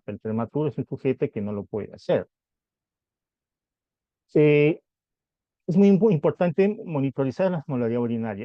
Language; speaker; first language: Spanish; native; Spanish